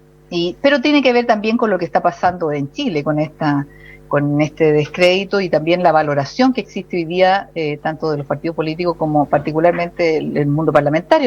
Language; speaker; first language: Spanish; native; Spanish